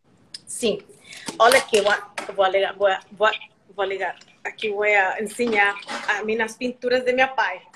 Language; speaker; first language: Portuguese; non-native, learner; Spanish